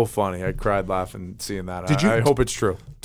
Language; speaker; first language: English; native; English